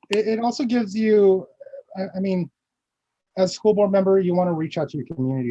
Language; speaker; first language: English; early bilingual, other home language; Filipino